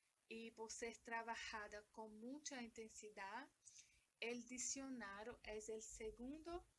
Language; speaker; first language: Spanish; non-native, learner; Portuguese